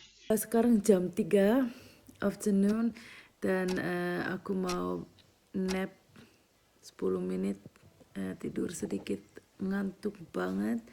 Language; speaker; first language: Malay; early bilingual, heritage; Malay